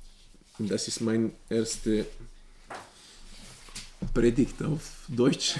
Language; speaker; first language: German; non-native, learner; Bulgarian